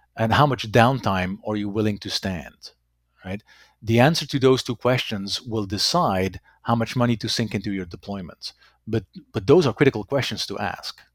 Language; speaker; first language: English; non-native, fluent; Dutch